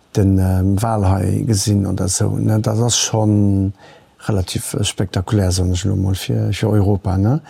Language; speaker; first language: Luxembourgish; early bilingual, other home language; Portuguese